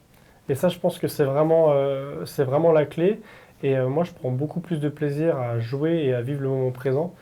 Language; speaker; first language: French; native; French